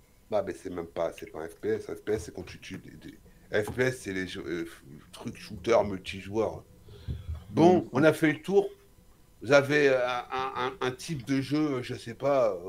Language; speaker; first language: French; native; French